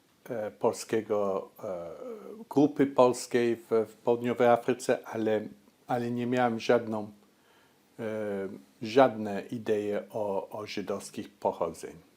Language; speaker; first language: Polish; early bilingual, heritage; Polish